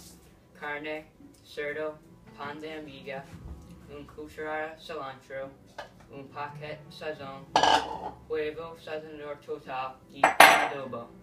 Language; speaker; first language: Spanish; non-native, learner; English